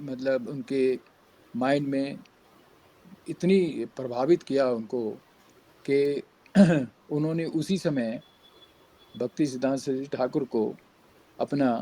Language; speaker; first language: Hindi; native; Hindi